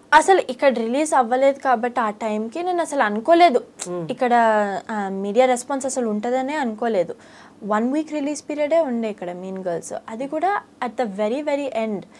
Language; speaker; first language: Telugu; early bilingual, heritage; Telugu